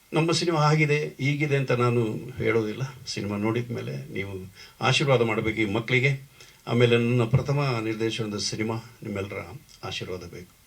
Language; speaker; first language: Kannada; non-native, local second language; Tulu